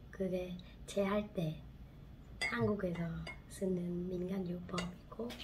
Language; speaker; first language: Korean; non-native, fluent; Khmer